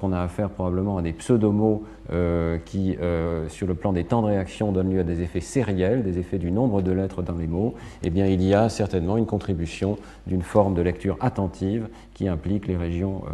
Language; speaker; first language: French; native; French